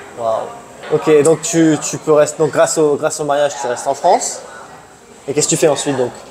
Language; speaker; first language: French; native; French